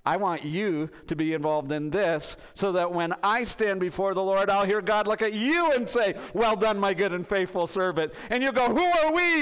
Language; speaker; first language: English; native; English